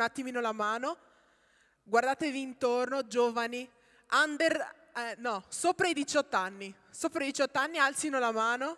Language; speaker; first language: Italian; native; Italian